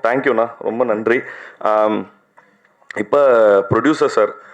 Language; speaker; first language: Tamil; native; Tamil